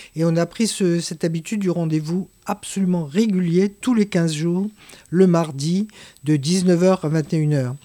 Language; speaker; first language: French; native; French